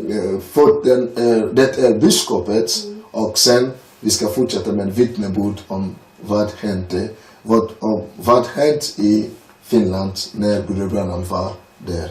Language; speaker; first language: Swedish; non-native, learner; French